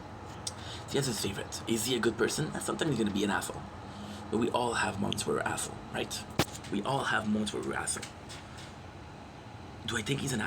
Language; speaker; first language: English; non-native, local second language; French